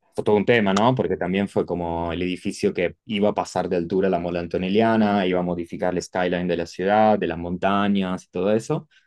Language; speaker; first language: Spanish; non-native, fluent; Italian